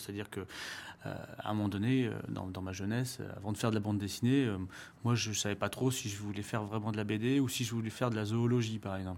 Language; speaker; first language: French; native; French